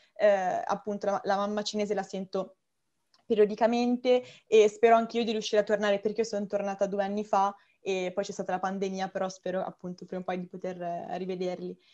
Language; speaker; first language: Italian; native; Italian